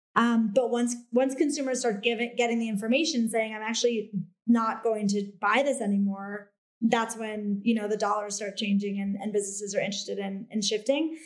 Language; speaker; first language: English; native; English